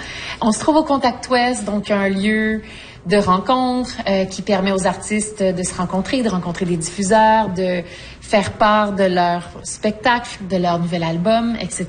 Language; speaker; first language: French; native; French